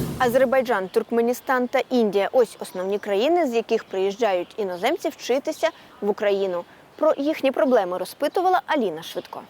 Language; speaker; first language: Ukrainian; native; Ukrainian